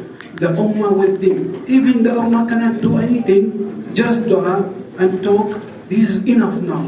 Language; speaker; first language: English; non-native, fluent; Arabic